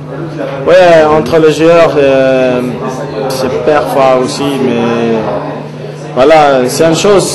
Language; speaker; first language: French; non-native, learner; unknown